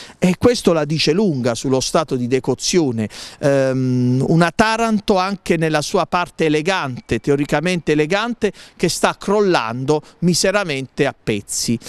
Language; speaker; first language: Italian; native; Italian